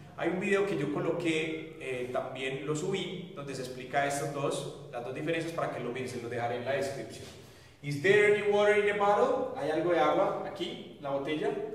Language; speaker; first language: Spanish; native; Spanish